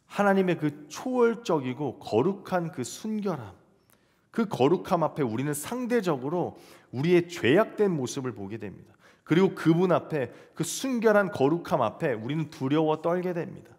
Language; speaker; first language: Korean; native; Korean